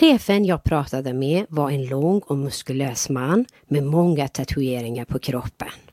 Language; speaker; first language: Swedish; non-native, fluent; Persian